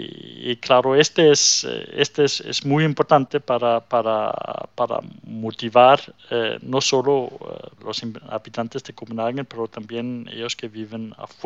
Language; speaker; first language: Spanish; non-native, fluent; Danish